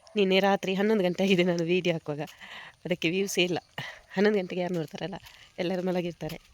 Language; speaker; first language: Kannada; non-native, local second language; Tulu